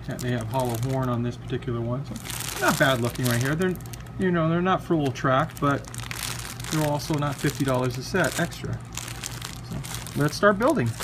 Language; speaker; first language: English; native; English